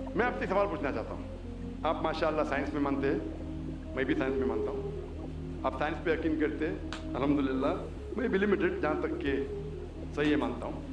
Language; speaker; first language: Hindi; non-native, local second language; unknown